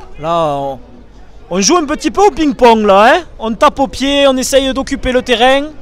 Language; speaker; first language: French; native; French